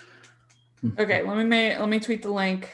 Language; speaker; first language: English; native; English